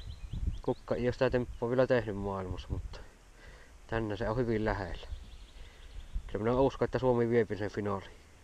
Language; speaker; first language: Finnish; native; Finnish